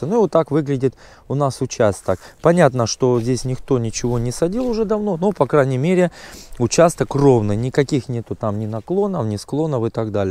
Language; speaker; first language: Russian; native; Russian